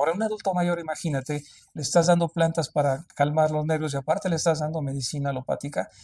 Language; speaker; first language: Spanish; native; Spanish